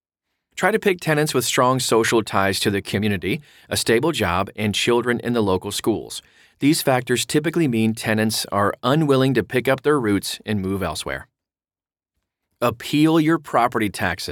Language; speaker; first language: English; native; English